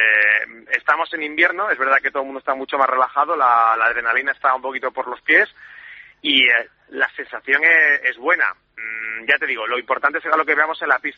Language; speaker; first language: Spanish; native; Spanish